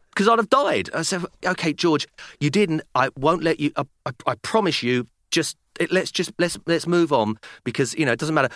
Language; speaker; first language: English; native; English